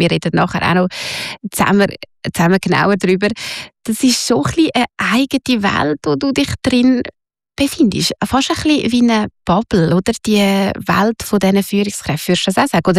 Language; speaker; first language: German; native; German